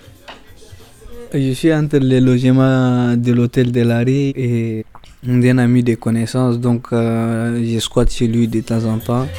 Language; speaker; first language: French; non-native, fluent; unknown